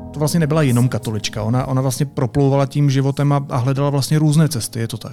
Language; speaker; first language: Czech; native; Czech